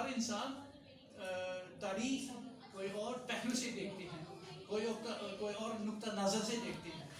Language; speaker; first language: Hindi; non-native, fluent; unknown